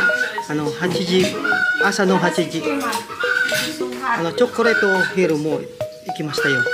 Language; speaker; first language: Japanese; non-native, learner; Filipino